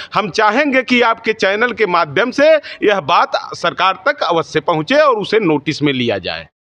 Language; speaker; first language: Hindi; native; Hindi